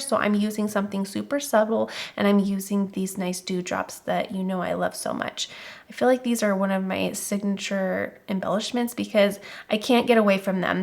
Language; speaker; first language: English; native; English